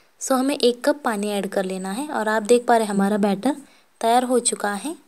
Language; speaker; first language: Hindi; non-native, local second language; Marathi